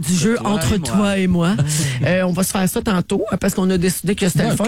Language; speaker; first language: French; native; French